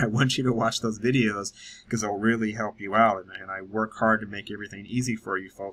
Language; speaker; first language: English; native; English